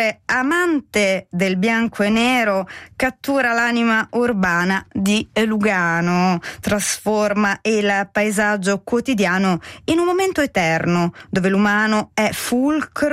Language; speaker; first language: Italian; native; Italian